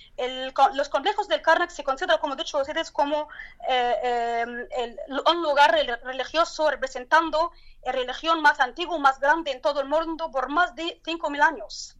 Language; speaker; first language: Spanish; non-native, learner; Turkish